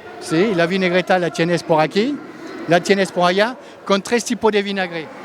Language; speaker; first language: Spanish; non-native, fluent; French